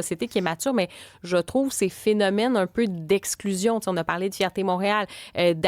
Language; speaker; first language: French; native; French